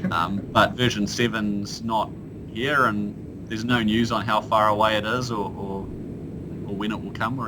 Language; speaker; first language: English; native; English